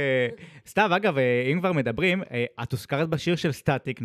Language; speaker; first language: Hebrew; native; Hebrew